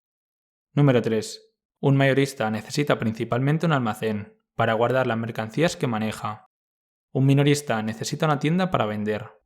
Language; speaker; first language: Spanish; native; Spanish